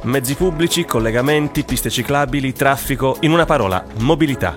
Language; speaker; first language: Italian; native; Italian